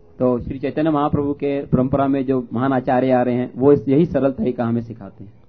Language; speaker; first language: Hindi; native; Hindi